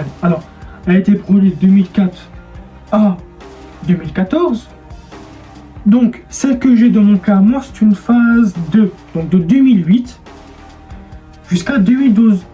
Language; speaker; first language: French; native; French